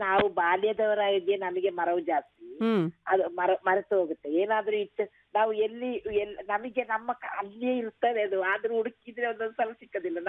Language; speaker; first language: Kannada; non-native, local second language; Kodava